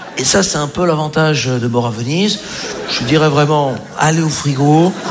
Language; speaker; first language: French; native; French